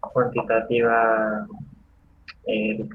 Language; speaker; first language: Spanish; native; Spanish